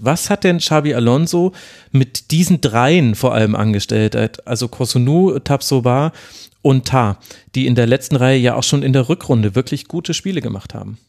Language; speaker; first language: German; native; German